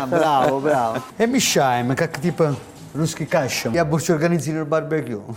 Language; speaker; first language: Russian; non-native, learner; Italian